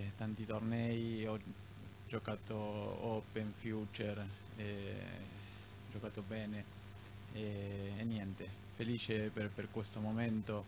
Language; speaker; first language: Italian; non-native, fluent; Spanish